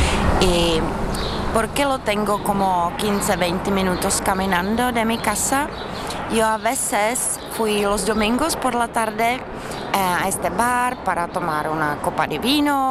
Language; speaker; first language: Spanish; non-native, learner; Czech